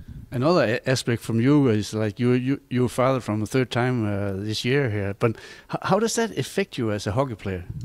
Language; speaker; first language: English; non-native, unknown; Danish